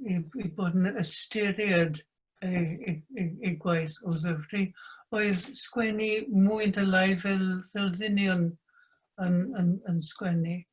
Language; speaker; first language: Welsh; non-native, fluent; English